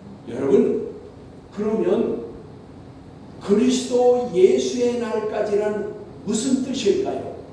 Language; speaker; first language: Korean; native; Korean